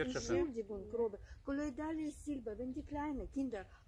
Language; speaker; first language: German; non-native, learner; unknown